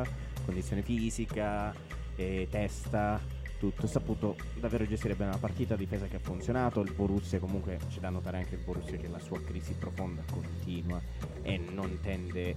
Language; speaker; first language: Italian; native; Italian